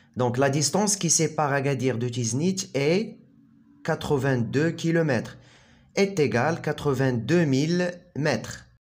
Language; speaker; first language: French; non-native, local second language; Arabic